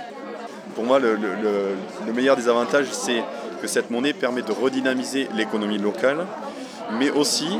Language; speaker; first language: French; native; French